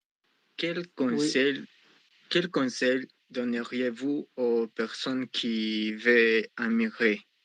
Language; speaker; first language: French; non-native, learner; Spanish